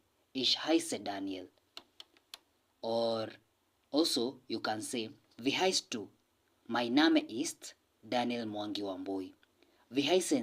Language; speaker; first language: German; non-native, learner; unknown